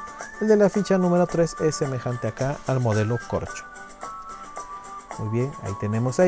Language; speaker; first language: Spanish; native; Spanish